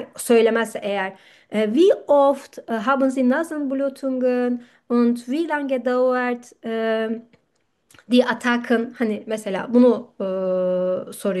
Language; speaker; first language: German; non-native, fluent; Turkish